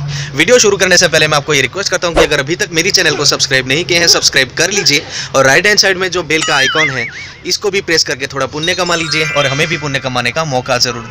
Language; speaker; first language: Hindi; non-native, local second language; Assamese